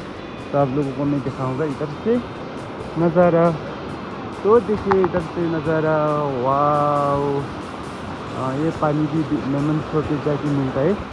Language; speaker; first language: Hindi; non-native, local second language; Nepali